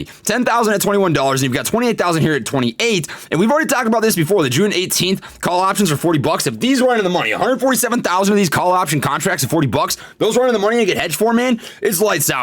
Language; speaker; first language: English; native; English